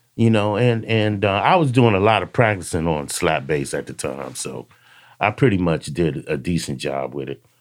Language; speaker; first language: English; native; English